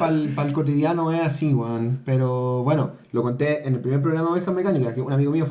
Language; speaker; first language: Spanish; native; Spanish